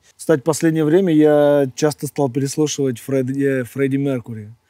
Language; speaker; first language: Russian; native; Russian